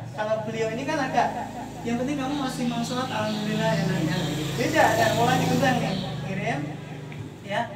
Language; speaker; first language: Indonesian; non-native, fluent; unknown